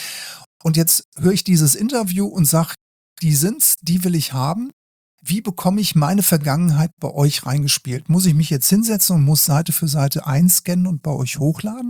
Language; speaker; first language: German; native; German